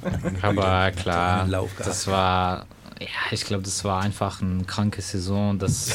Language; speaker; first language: German; non-native, fluent; French